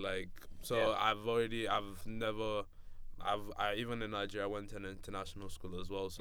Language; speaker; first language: English; non-native, local second language; Yoruba